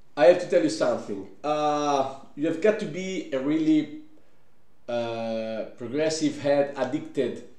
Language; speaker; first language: English; non-native, fluent; Italian